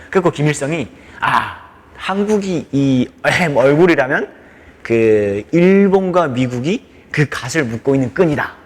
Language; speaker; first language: Korean; native; Korean